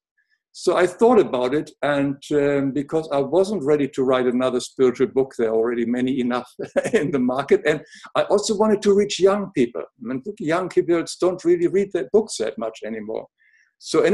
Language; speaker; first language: English; non-native, fluent; German